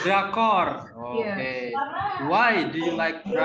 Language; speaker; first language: English; non-native, learner; Indonesian